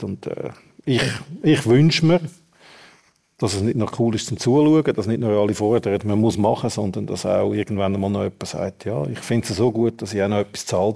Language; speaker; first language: German; native; German